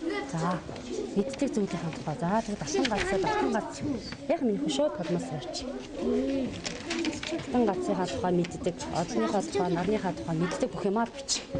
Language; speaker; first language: Mongolian; native; Mongolian